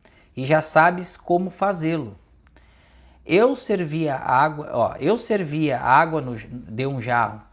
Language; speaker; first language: Portuguese; native; Portuguese